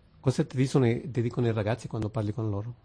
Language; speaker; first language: Italian; non-native, learner; Spanish